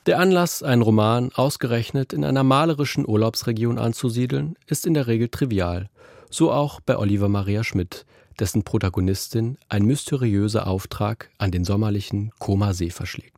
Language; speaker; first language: German; native; German